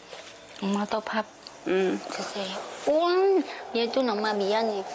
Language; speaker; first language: Korean; non-native, learner; Thai